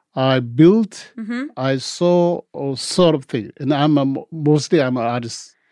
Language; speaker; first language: English; non-native, local second language; Tibetan